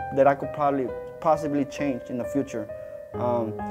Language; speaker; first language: English; native; English